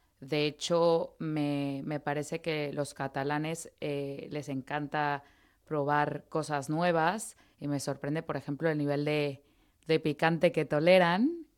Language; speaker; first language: Spanish; native; Spanish